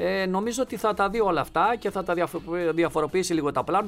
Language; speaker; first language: Greek; native; Greek